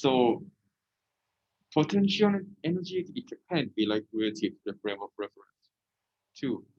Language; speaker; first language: English; non-native, fluent; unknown